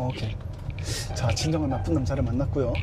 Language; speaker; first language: Korean; native; Korean